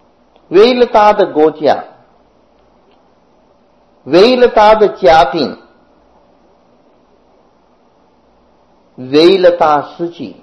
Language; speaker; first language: Chinese; non-native, fluent; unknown